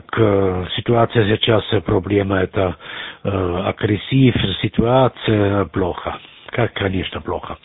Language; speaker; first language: Russian; non-native, learner; German